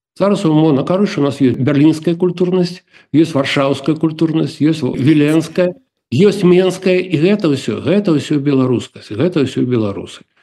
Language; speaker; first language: Belarusian; native; Belarusian